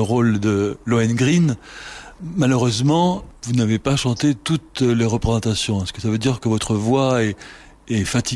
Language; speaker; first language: French; native; French